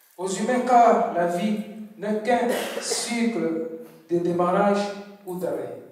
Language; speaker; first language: French; non-native, learner; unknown